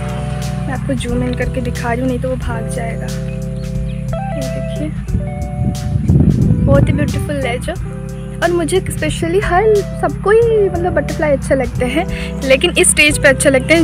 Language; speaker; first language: Hindi; native; Hindi